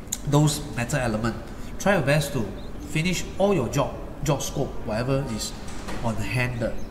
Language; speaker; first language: English; non-native, local second language; Chinese